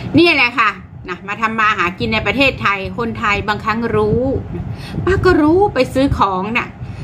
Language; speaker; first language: Thai; native; Thai